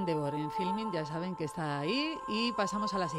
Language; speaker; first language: Spanish; native; Spanish